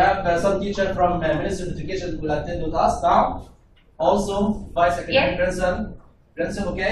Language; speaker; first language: English; non-native, learner; Arabic